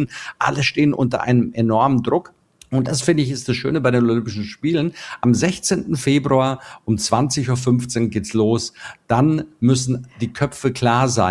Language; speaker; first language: German; native; German